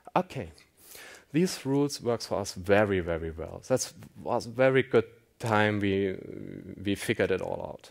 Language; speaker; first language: English; non-native, fluent; German